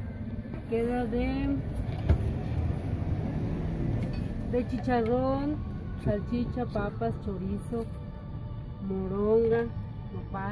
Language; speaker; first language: Spanish; native; Spanish